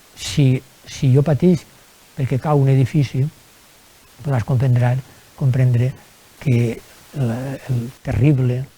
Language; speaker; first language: Catalan; native; Catalan